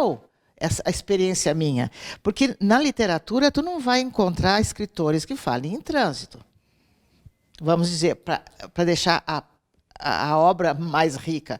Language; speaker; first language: Portuguese; native; Portuguese